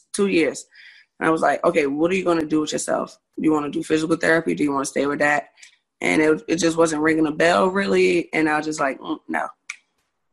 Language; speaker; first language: English; native; English